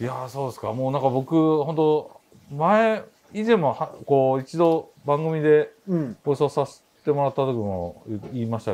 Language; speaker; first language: Japanese; native; Japanese